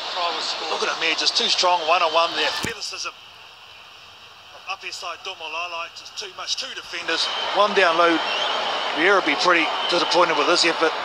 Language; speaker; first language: English; native; English